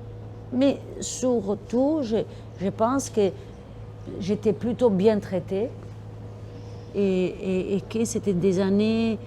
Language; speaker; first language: French; non-native, fluent; Italian